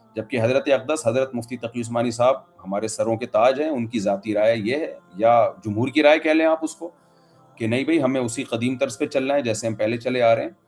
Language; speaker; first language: Urdu; native; Urdu